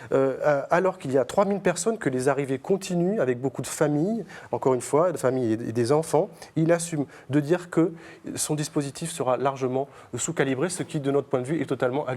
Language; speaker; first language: French; native; French